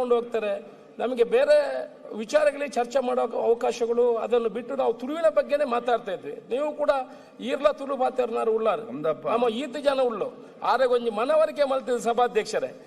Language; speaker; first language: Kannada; non-native, local second language; Tulu